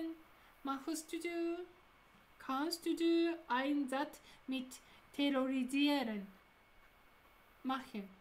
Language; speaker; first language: German; non-native, learner; Japanese